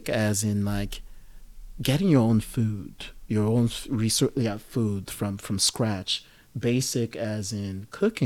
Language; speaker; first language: English; non-native, local second language; Yoruba